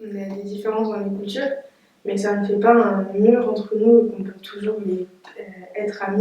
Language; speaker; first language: French; native; French